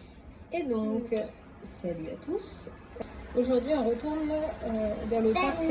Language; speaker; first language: French; native; French